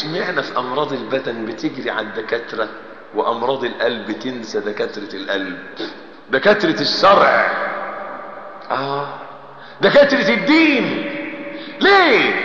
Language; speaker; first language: Arabic; native; Arabic